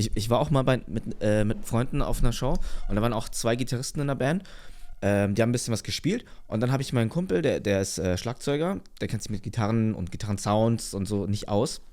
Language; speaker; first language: German; native; German